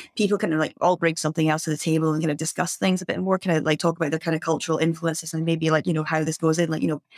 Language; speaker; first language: English; native; English